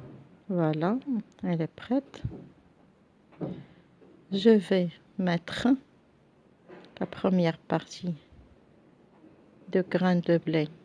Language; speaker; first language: French; non-native, local second language; Arabic